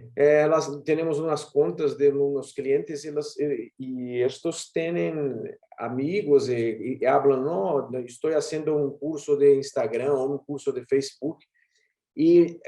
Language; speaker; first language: Spanish; non-native, learner; Portuguese